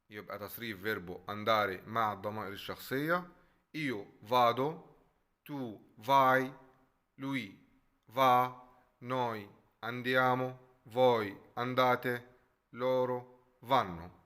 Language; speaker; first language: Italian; non-native, fluent; Arabic